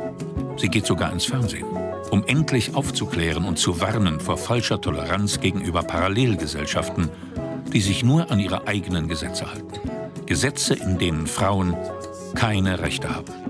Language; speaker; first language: German; native; German